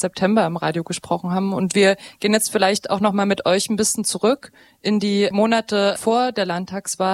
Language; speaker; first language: German; native; German